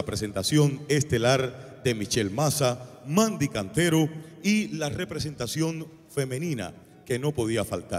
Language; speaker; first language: Spanish; native; Spanish